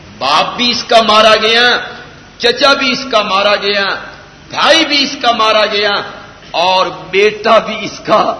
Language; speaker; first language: Urdu; non-native, local second language; Punjabi